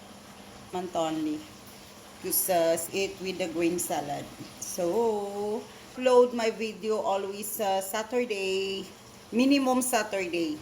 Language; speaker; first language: English; non-native, local second language; Cebuano